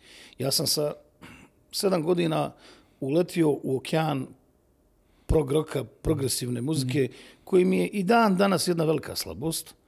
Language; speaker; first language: Serbian; native; Serbian